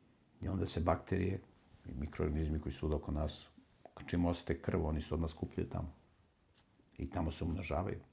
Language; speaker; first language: Serbian; native; Serbian